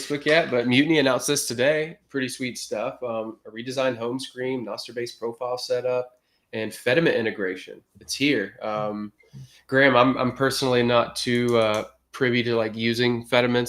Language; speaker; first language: English; native; English